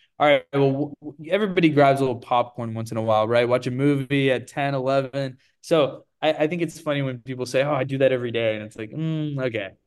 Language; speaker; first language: English; early bilingual, other home language; Portuguese